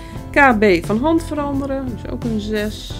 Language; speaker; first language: Dutch; native; Dutch